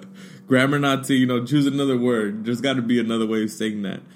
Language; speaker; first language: English; early bilingual, other home language; Spanish